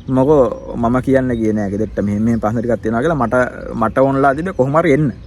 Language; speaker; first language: Sinhala; native; Sinhala